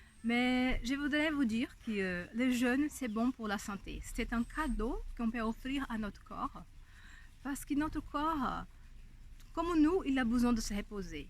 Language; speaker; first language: French; non-native, fluent; Portuguese